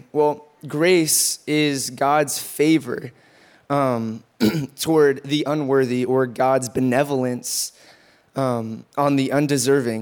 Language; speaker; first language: English; native; English